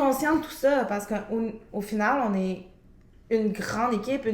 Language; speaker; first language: French; native; French